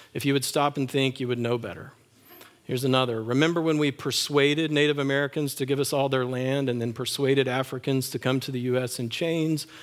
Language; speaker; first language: English; native; English